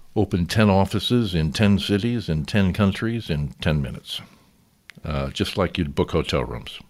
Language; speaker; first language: English; native; English